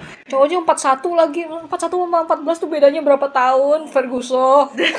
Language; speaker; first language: Indonesian; early bilingual, heritage; Indonesian